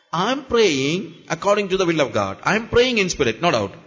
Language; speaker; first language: English; non-native, local second language; Malayalam